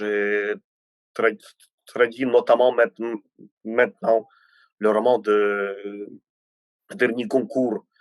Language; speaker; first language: French; non-native, fluent; Ukrainian